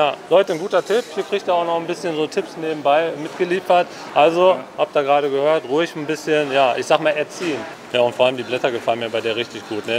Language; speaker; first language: German; native; German